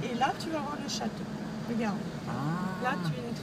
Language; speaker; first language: French; native; French